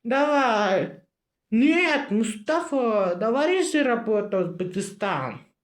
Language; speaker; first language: Russian; non-native, learner; Uzbek